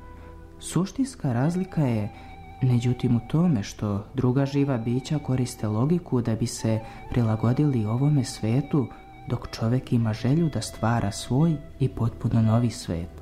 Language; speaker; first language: Serbian; native; Serbian